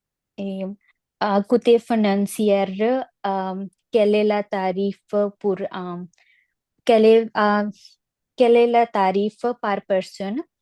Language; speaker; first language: French; non-native, learner; Punjabi